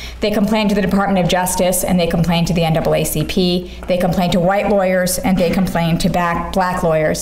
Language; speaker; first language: English; native; English